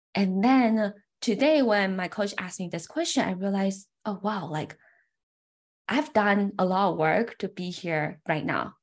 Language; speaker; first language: English; early bilingual, other home language; Chinese